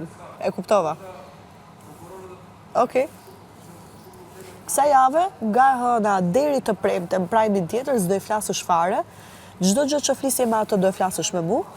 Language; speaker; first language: Albanian; native; Albanian